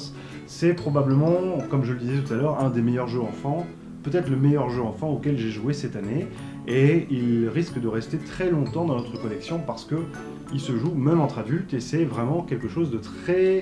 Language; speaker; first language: French; native; French